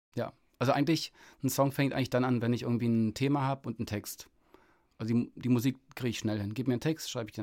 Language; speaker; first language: German; native; German